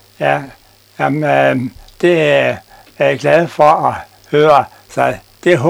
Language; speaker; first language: Danish; non-native, fluent; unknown